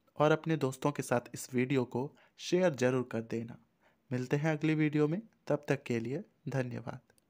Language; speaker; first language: Hindi; native; Hindi